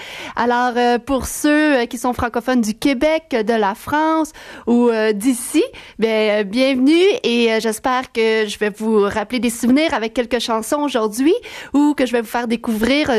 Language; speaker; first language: French; native; French